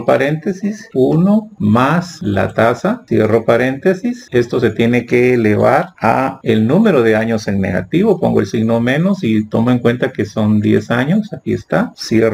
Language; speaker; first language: Spanish; native; Spanish